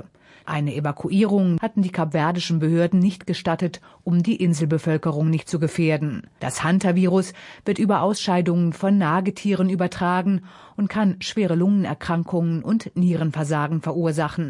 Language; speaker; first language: German; native; German